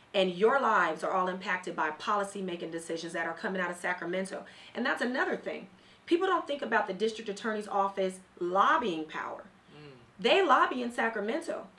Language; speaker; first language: English; native; English